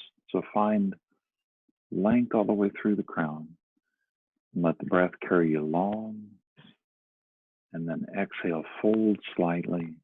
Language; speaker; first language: English; native; English